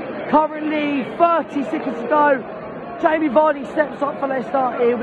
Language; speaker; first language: English; native; English